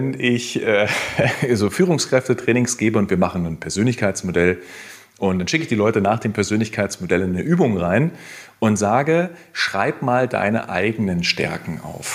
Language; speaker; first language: German; native; German